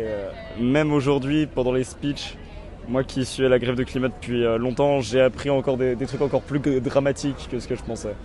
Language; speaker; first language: French; native; French